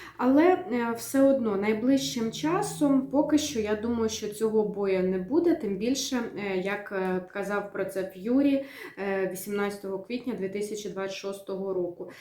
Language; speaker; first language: Ukrainian; native; Ukrainian